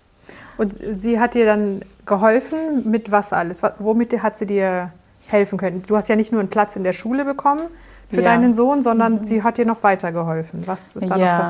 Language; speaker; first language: German; native; German